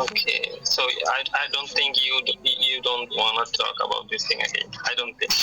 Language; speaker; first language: English; non-native, learner; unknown